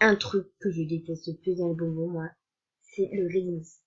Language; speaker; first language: French; native; French